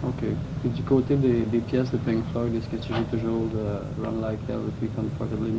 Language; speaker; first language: French; native; French